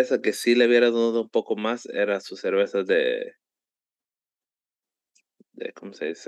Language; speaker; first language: Spanish; early bilingual, heritage; Spanish